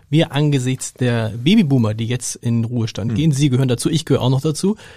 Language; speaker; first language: German; native; German